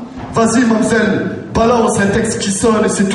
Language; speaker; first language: French; native; French